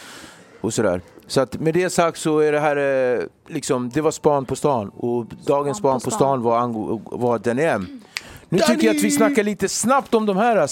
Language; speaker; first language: Swedish; native; Swedish